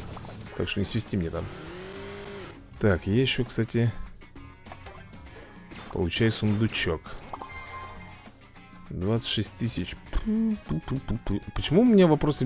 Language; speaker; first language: Russian; native; Russian